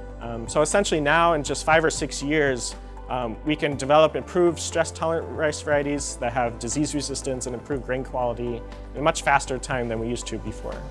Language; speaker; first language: English; native; English